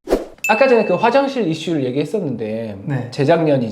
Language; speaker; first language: Korean; native; Korean